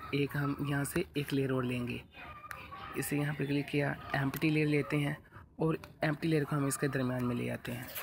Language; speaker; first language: Urdu; non-native, local second language; Punjabi